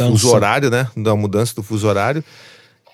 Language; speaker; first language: Portuguese; native; Portuguese